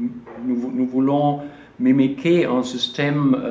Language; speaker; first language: French; non-native, learner; German